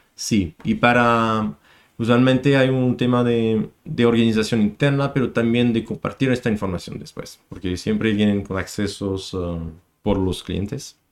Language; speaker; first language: Spanish; non-native, fluent; French